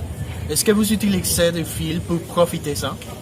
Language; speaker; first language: French; non-native, learner; Spanish